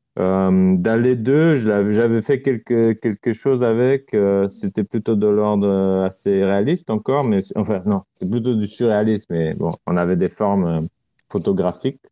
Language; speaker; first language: French; non-native, fluent; Romanian